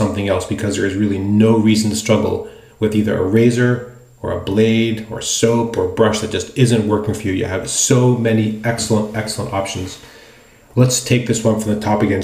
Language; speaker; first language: English; native; English